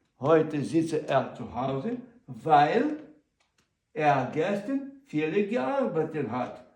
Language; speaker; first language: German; non-native, learner; Ukrainian